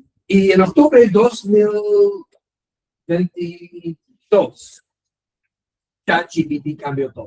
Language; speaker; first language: Spanish; non-native, learner; English